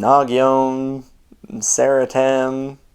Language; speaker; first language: Hungarian; non-native, fluent; English